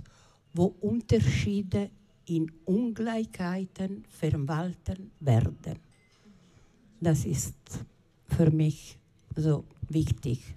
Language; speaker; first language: German; non-native, learner; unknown